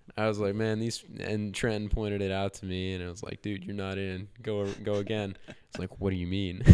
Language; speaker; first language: English; native; English